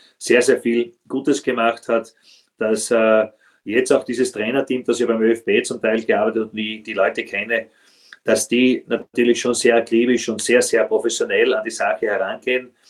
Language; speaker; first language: German; native; German